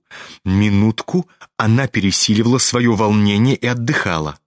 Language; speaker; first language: Russian; native; Russian